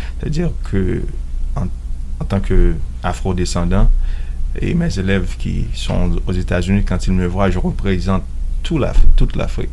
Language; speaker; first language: French; non-native, local second language; Haitian Creole